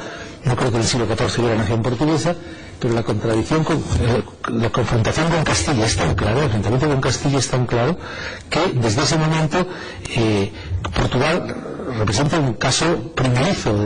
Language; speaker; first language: Spanish; native; Spanish